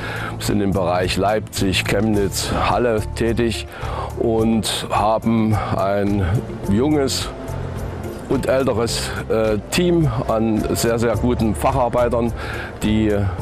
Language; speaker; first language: German; native; German